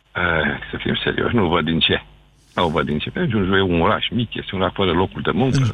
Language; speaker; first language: Romanian; native; Romanian